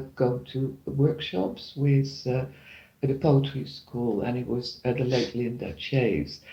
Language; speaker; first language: English; non-native, fluent; Dutch